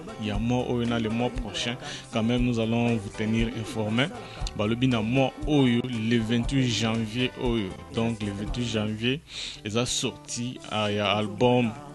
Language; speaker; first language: French; non-native, local second language; Lingala